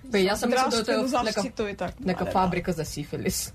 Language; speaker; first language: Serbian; non-native, learner; Russian